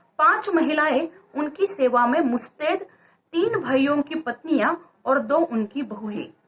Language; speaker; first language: Hindi; non-native, local second language; Marathi